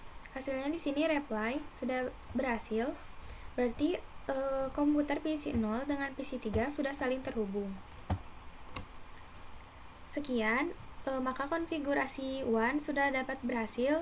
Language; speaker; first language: Indonesian; native; Indonesian